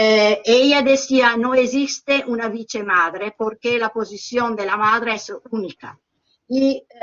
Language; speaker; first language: Spanish; non-native, learner; Italian